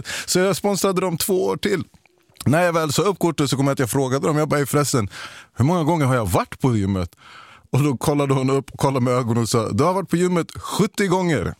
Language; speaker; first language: Swedish; native; Swedish